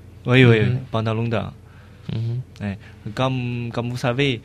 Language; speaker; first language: French; non-native, learner; Chinese